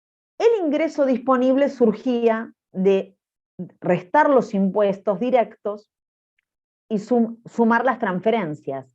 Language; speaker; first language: Spanish; native; Spanish